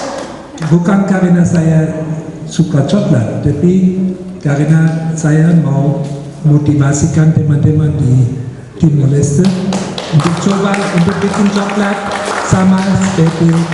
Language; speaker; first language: Indonesian; non-native, fluent; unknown